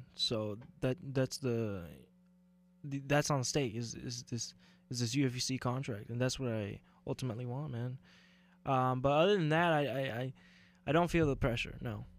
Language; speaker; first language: English; native; English